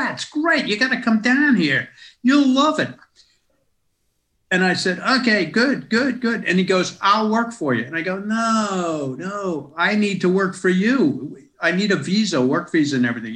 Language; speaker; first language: English; native; English